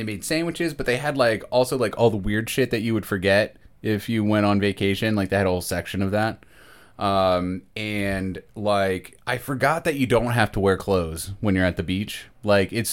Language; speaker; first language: English; native; English